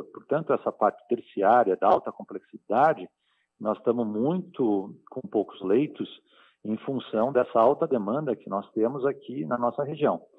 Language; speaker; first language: Portuguese; native; Portuguese